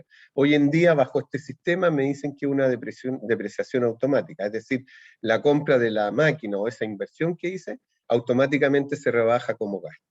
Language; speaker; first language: Spanish; native; Spanish